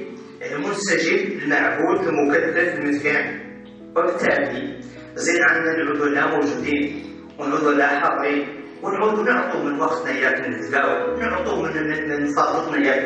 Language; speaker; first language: Arabic; native; Arabic